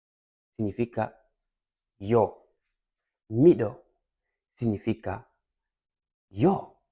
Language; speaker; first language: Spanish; non-native, fluent; Fula